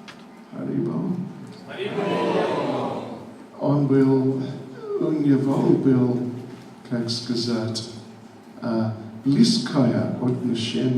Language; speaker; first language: Russian; non-native, learner; English